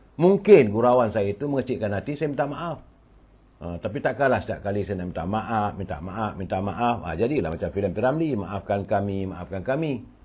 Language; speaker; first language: Malay; native; Malay